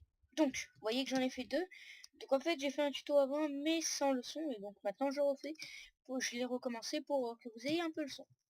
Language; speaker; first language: French; native; French